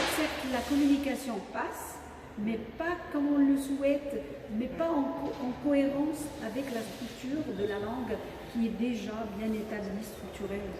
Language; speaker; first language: French; non-native, local second language; Arabic